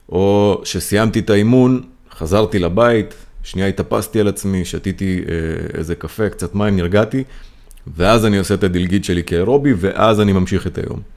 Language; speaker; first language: Hebrew; native; Hebrew